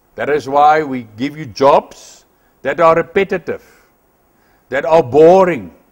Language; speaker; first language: English; non-native, local second language; Afrikaans